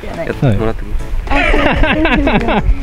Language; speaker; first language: Japanese; native; Japanese